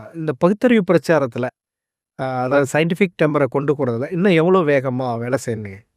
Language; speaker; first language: Tamil; native; Tamil